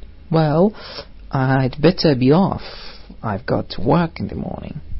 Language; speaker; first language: English; non-native, fluent; Russian